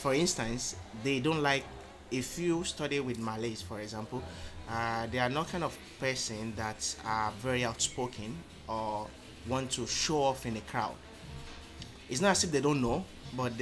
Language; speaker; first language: English; non-native, local second language; Yoruba